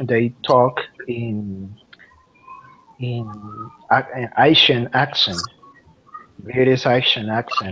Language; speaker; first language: English; non-native, learner; Spanish